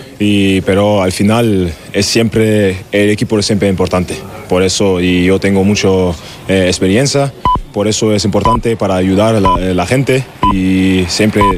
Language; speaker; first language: Spanish; non-native, fluent; German